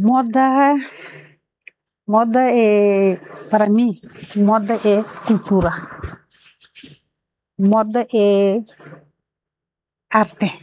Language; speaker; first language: Portuguese; non-native, learner; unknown